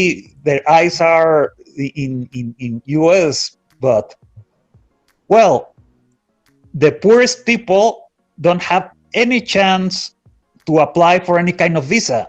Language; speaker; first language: English; non-native, fluent; Spanish